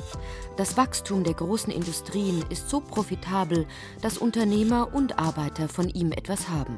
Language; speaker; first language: German; native; German